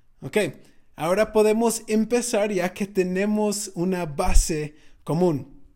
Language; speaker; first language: Spanish; non-native, fluent; English